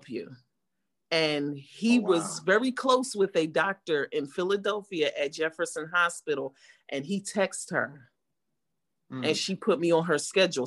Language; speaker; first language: English; native; English